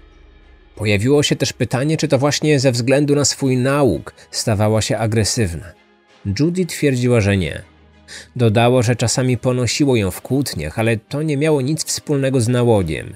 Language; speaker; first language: Polish; native; Polish